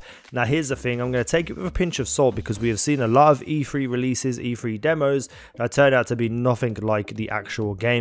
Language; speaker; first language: English; native; English